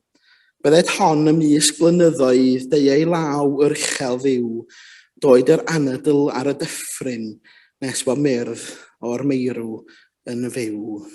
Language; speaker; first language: Welsh; native; Welsh